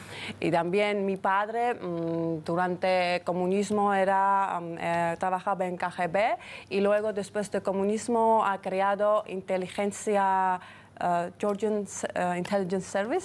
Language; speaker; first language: Spanish; non-native, fluent; Georgian